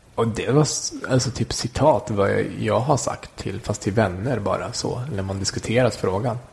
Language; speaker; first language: Swedish; early bilingual, other home language; Kurdish